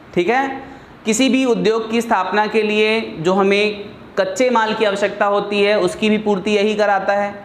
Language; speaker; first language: Hindi; native; Hindi